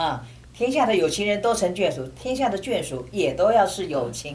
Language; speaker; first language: Chinese; native; Chinese